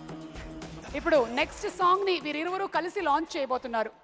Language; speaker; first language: Telugu; native; Telugu